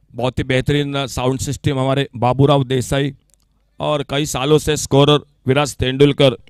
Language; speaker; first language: Hindi; non-native, local second language; Marathi